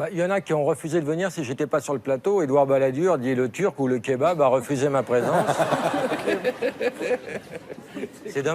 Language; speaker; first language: French; native; French